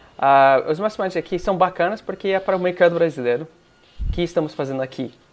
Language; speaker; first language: Portuguese; non-native, fluent; English